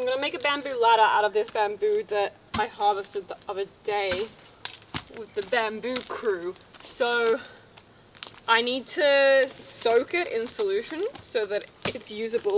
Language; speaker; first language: English; native; English